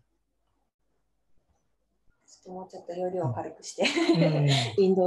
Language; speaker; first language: Japanese; native; Japanese